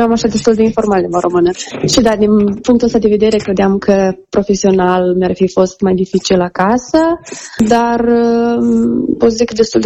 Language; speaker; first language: Romanian; native; Romanian